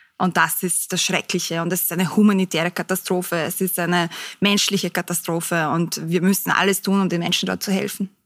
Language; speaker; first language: German; early bilingual, other home language; Bosnian